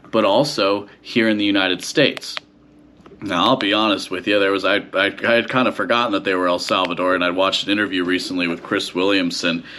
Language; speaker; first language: English; native; English